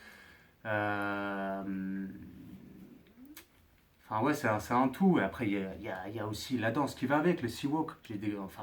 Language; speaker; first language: French; native; French